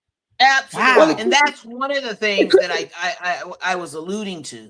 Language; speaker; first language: English; native; English